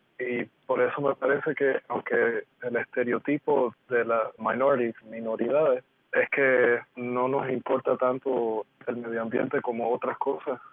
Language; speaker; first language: Spanish; early bilingual, heritage; Spanish